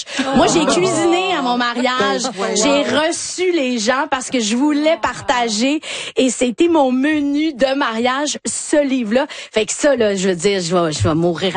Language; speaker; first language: French; native; French